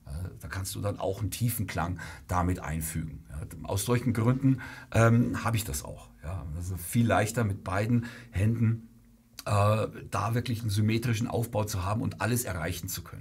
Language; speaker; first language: German; native; German